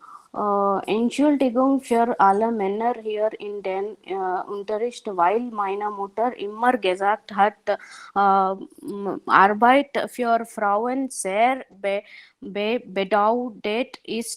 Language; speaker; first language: German; non-native, learner; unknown